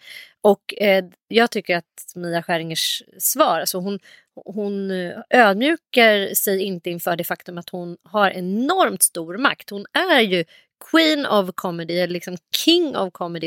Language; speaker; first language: Swedish; native; Swedish